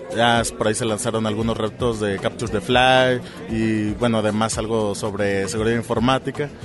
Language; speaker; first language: Spanish; native; Spanish